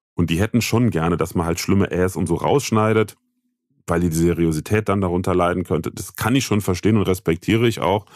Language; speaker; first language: German; native; German